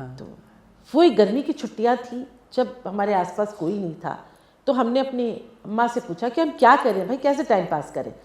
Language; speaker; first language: Hindi; non-native, local second language; Tamil